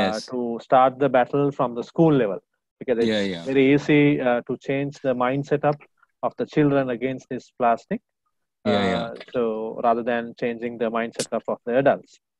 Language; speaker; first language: English; non-native, local second language; Sinhala